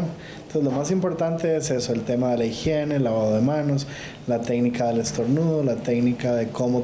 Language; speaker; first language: Spanish; native; Spanish